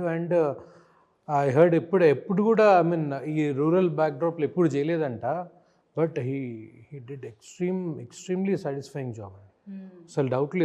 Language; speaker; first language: Telugu; native; Telugu